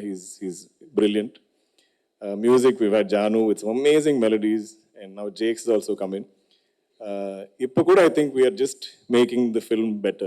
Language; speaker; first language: Tamil; non-native, local second language; Malayalam